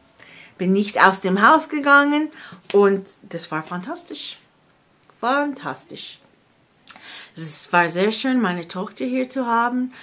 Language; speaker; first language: German; non-native, fluent; English